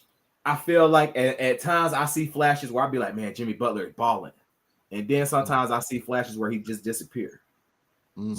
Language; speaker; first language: English; native; English